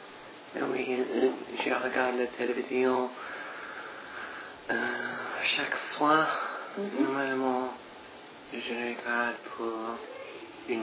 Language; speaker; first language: French; non-native, learner; English